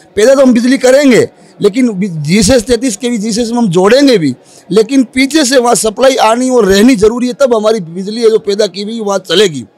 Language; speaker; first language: Hindi; native; Hindi